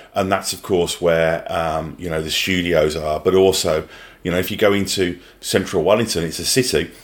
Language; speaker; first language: English; native; English